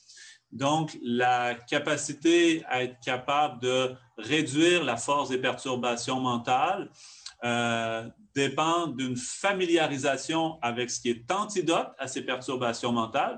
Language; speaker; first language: French; native; French